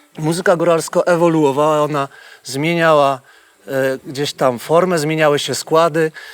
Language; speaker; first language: Polish; native; Polish